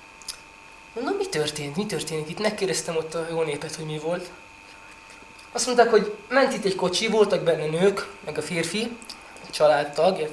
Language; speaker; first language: Hungarian; early bilingual, heritage; Hungarian